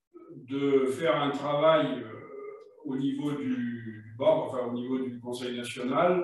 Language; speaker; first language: French; native; French